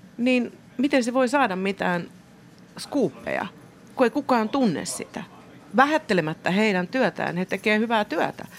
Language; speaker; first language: Finnish; native; Finnish